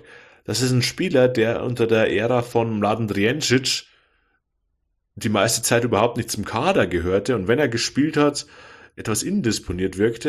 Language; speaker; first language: German; native; German